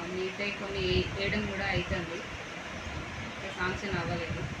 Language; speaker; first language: Telugu; non-native, local second language; Lambadi